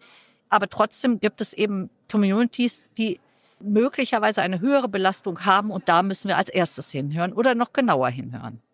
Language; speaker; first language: German; native; German